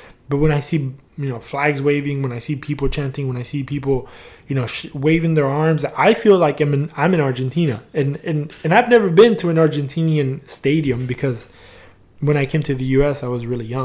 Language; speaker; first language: English; early bilingual, other home language; Spanish